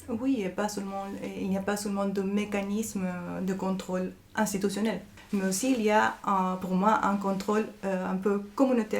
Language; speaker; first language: French; non-native, fluent; Spanish